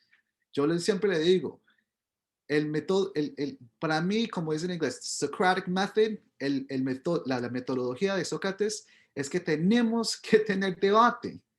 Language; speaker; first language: Spanish; early bilingual, heritage; Spanish